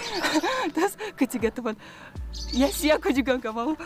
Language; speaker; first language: Indonesian; non-native, fluent; Russian